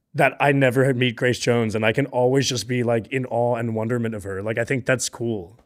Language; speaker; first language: English; native; English